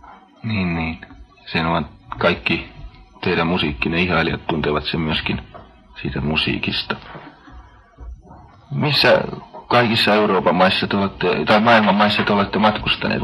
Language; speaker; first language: Finnish; native; Finnish